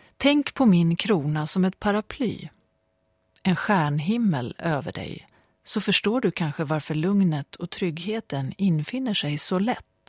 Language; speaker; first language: Swedish; native; Swedish